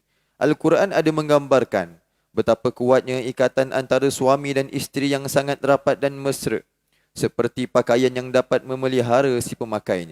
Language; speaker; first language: Malay; native; Malay